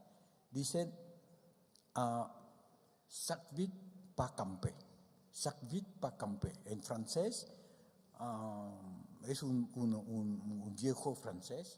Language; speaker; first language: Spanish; non-native, fluent; Vietnamese